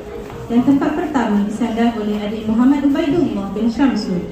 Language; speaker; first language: Malay; native; Malay